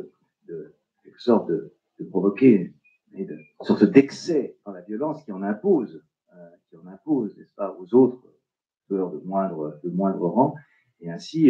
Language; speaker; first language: French; native; French